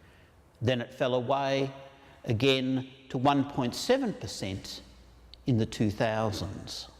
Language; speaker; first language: English; native; English